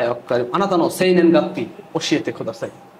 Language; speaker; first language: Japanese; non-native, learner; Bangla